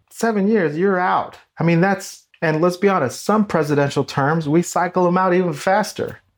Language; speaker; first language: English; native; English